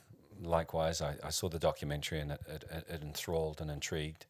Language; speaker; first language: English; native; English